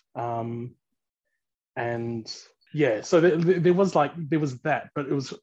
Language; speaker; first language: English; early bilingual, other home language; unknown